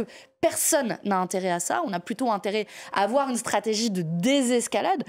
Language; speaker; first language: French; native; French